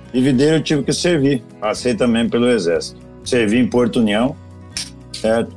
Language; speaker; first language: Portuguese; native; Portuguese